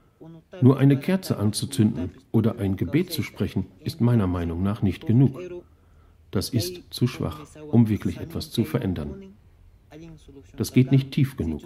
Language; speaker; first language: German; native; German